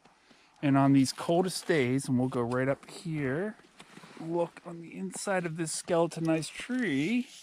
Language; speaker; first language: English; native; English